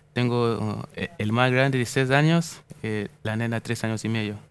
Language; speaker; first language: Spanish; non-native, fluent; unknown